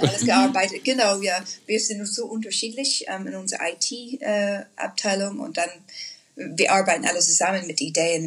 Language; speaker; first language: German; non-native, learner; English